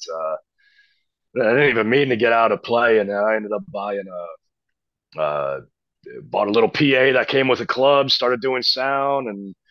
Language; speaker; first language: English; native; English